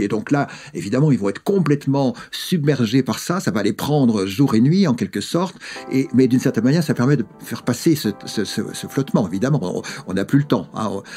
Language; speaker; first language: French; native; French